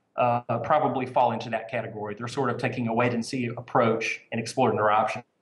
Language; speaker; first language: English; native; English